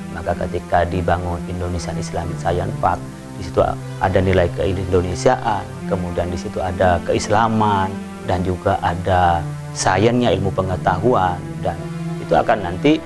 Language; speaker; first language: Indonesian; non-native, local second language; Madurese